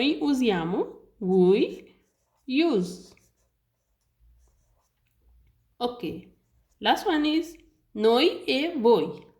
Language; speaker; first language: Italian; non-native, learner; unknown